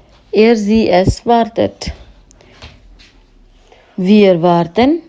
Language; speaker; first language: German; non-native, fluent; Hindi